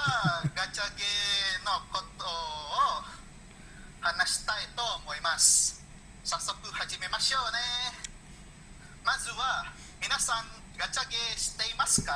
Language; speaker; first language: Japanese; non-native, learner; Indonesian